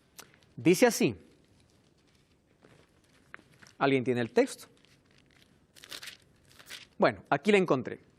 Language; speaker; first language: Spanish; native; Spanish